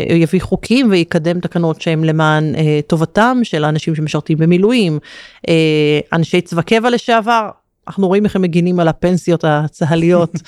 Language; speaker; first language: Hebrew; native; Hebrew